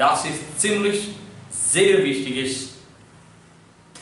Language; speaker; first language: German; non-native, learner; Hindi